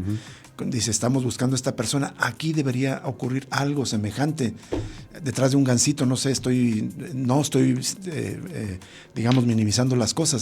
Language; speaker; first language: Spanish; native; Spanish